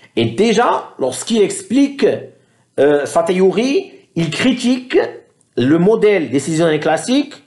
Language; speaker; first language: French; non-native, local second language; Arabic